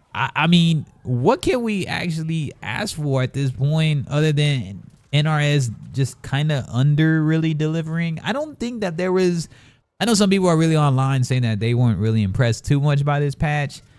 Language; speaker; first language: English; native; English